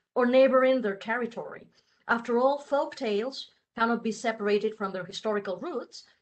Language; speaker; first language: English; non-native, fluent; Catalan